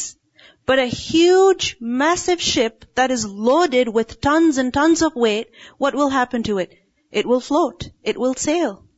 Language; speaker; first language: English; non-native, local second language; Urdu